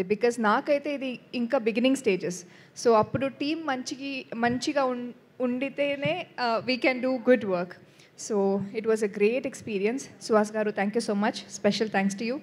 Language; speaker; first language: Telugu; non-native, fluent; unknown